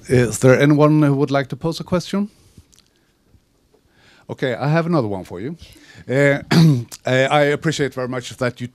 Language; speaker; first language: English; non-native, fluent; Swedish